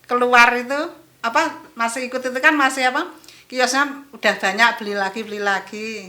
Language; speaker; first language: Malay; non-native, local second language; Javanese